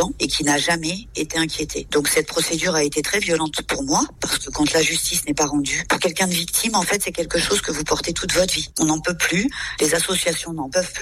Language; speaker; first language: French; native; French